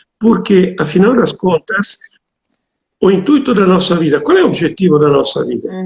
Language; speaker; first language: Portuguese; non-native, fluent; Italian